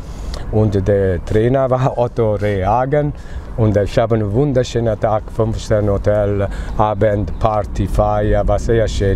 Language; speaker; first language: German; non-native, fluent; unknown